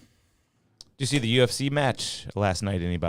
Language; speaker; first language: English; native; English